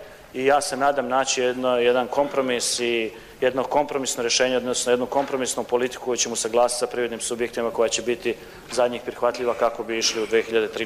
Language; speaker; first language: Croatian; native; Croatian